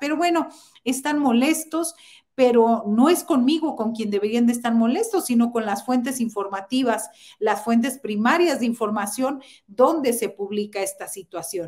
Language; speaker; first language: Spanish; native; Spanish